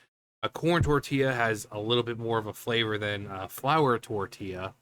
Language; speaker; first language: English; native; English